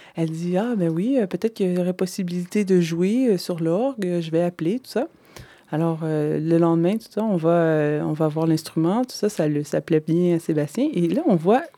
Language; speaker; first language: French; native; French